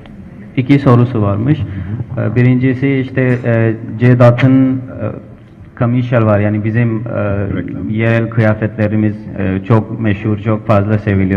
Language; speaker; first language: Turkish; non-native, local second language; Urdu